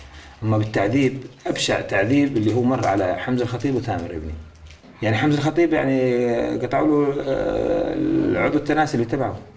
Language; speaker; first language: Arabic; native; Arabic